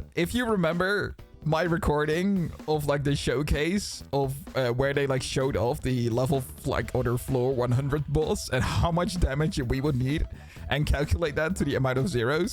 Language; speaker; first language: English; non-native, fluent; Dutch